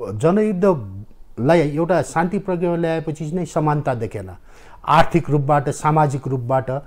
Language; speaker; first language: Nepali; native; Nepali